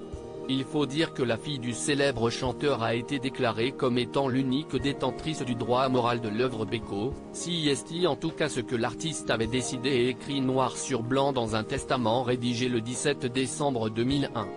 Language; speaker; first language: French; native; French